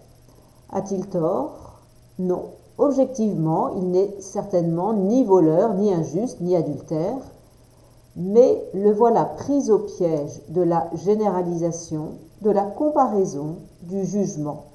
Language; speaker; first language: French; native; French